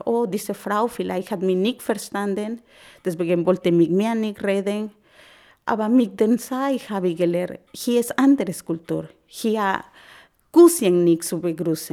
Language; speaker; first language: German; non-native, learner; Spanish